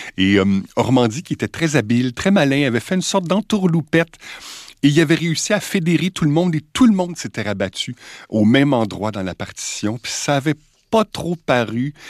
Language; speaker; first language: French; native; French